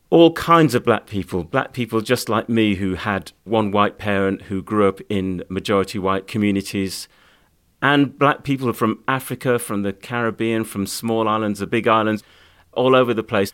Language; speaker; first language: English; native; English